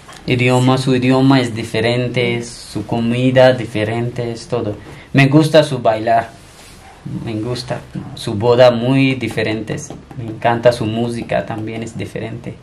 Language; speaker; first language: Spanish; non-native, learner; Punjabi